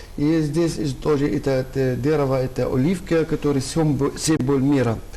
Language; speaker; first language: Russian; non-native, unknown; Arabic